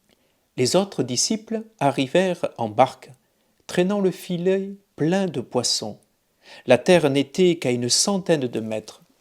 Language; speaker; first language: French; native; French